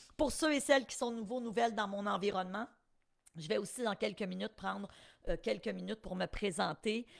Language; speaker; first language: French; native; French